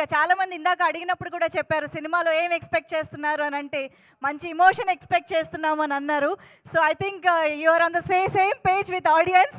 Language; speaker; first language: Telugu; native; Telugu